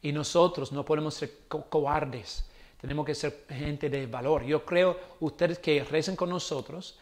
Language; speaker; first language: Spanish; non-native, learner; English